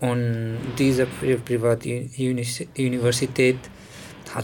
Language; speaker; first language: German; non-native, learner; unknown